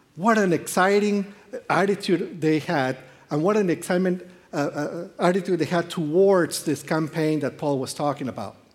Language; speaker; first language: English; non-native, fluent; Spanish